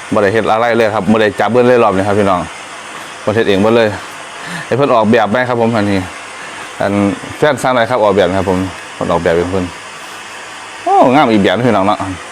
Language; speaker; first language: Thai; native; Thai